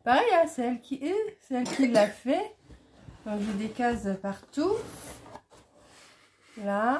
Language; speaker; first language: French; native; French